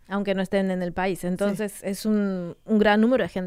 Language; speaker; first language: Spanish; native; Spanish